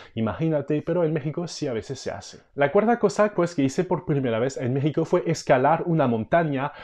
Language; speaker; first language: Spanish; non-native, fluent; French